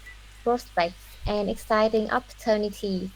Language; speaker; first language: English; non-native, learner; Vietnamese